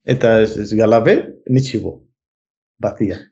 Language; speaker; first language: Russian; non-native, learner; Spanish